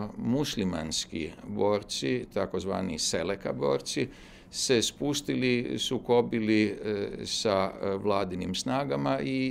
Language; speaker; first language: Serbian; native; Serbian